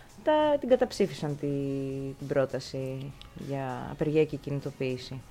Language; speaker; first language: Greek; native; Greek